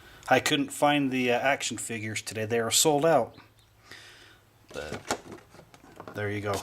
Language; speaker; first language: English; native; English